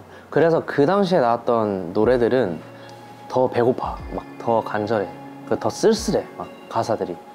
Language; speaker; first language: Korean; early bilingual, heritage; Korean